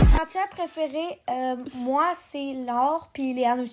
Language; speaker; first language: French; native; French